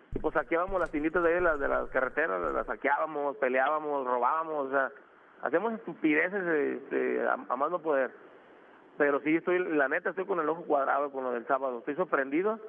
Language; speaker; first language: Spanish; native; Spanish